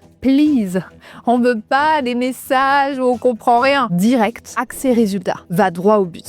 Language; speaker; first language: French; native; French